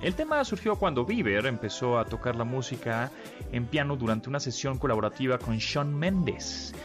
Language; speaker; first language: Spanish; native; Spanish